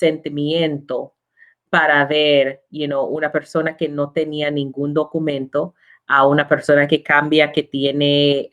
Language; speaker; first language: Spanish; non-native, learner; English